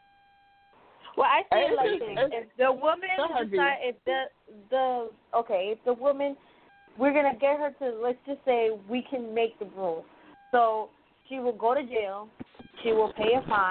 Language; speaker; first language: English; early bilingual, other home language; Spanish